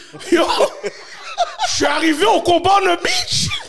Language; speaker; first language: French; native; French